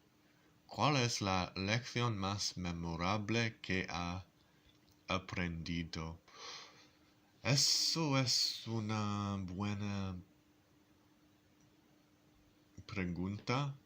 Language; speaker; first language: Spanish; non-native, learner; English